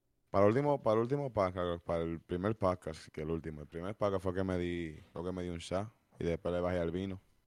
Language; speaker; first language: Spanish; early bilingual, heritage; Spanish